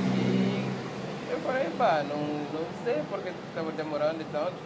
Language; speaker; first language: Portuguese; non-native, learner; Haitian Creole